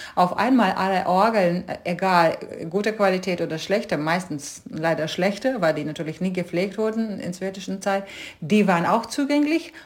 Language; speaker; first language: German; non-native, fluent; Latvian